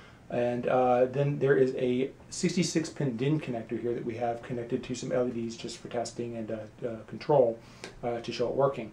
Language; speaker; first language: English; native; English